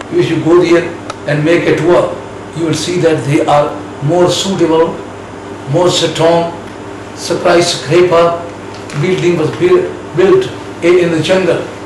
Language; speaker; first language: English; non-native, local second language; Urdu